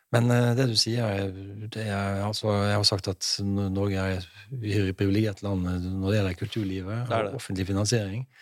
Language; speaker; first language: Norwegian; native; Norwegian